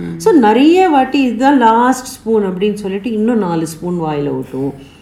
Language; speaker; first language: Tamil; native; Tamil